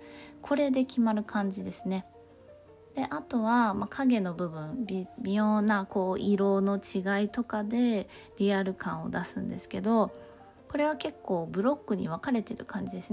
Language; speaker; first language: Japanese; native; Japanese